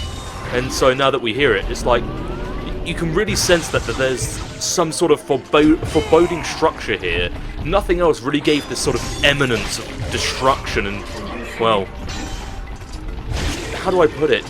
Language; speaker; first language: English; native; English